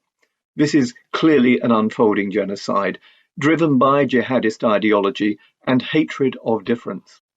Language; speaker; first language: English; native; English